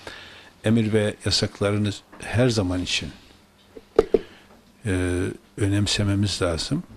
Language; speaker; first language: Turkish; native; Turkish